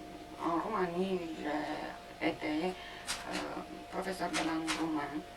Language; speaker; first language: French; non-native, fluent; Romanian